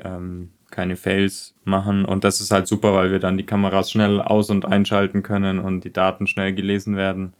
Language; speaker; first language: German; native; German